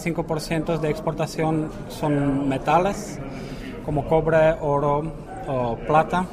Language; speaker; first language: Spanish; non-native, fluent; Czech